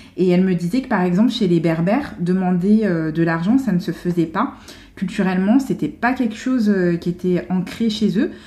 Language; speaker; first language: French; native; French